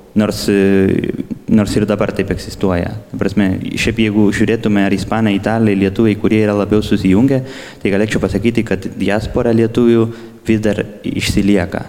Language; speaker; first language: Lithuanian; early bilingual, heritage; Lithuanian